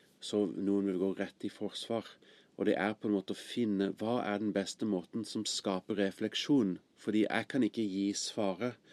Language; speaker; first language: Norwegian; non-native, fluent; English